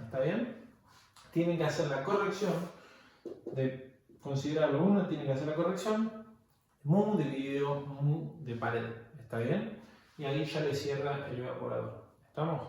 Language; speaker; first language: Spanish; native; Spanish